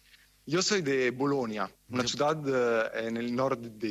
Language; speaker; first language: Spanish; non-native, fluent; Italian